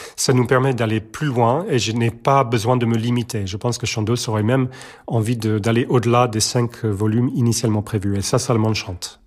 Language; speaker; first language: French; non-native, fluent; Serbian